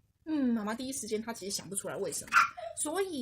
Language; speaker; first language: Chinese; native; Chinese